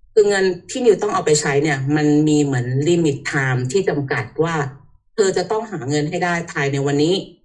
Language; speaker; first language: Thai; early bilingual, heritage; Thai